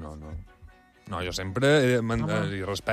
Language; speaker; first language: Catalan; native; Catalan